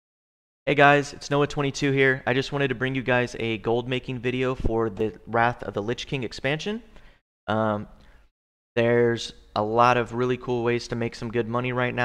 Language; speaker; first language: English; native; English